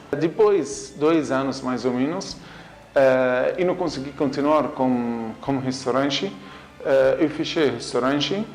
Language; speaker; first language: Portuguese; non-native, learner; Arabic